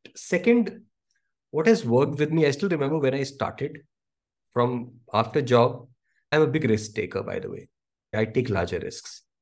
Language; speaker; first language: English; non-native, local second language; Hindi